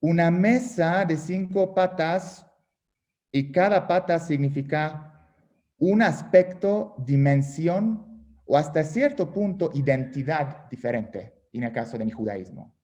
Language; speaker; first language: Spanish; non-native, fluent; Hungarian